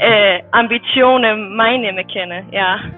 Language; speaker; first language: Dutch; non-native, learner; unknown